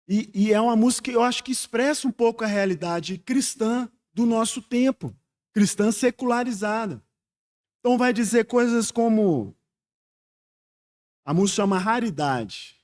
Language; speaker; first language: Portuguese; native; Portuguese